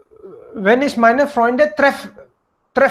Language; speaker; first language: German; non-native, fluent; Hindi